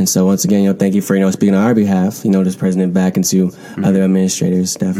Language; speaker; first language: English; native; English